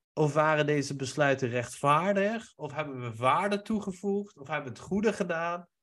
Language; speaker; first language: Dutch; early bilingual, other home language; Persian